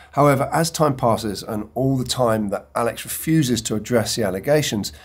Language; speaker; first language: English; native; English